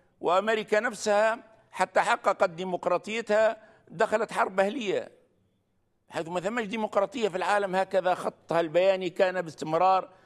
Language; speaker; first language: Arabic; native; Arabic